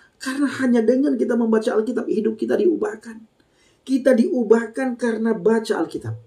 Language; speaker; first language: Indonesian; non-native, local second language; Achinese